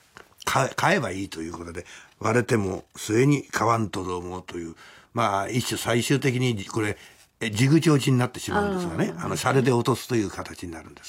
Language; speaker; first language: Japanese; native; Japanese